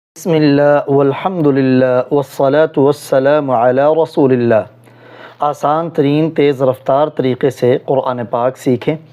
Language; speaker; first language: Urdu; non-native, local second language; Punjabi